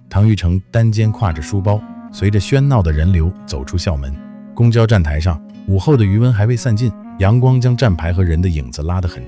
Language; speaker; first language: Chinese; native; Chinese